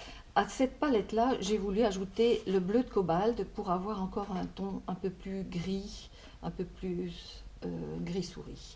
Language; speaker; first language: French; native; French